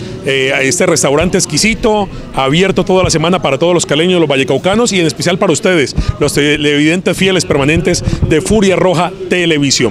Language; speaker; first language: Spanish; native; Spanish